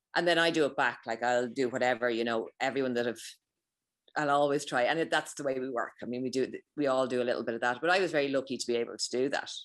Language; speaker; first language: English; native; English